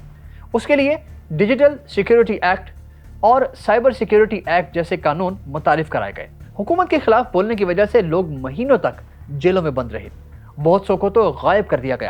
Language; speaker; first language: Urdu; native; Urdu